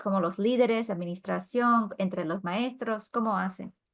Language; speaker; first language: Spanish; non-native, fluent; English